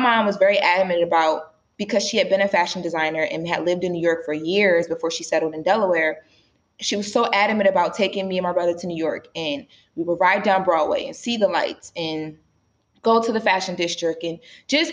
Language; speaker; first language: English; native; English